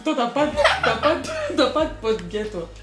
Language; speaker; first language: French; native; French